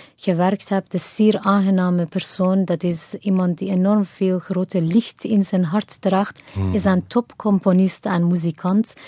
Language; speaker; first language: Dutch; non-native, fluent; Persian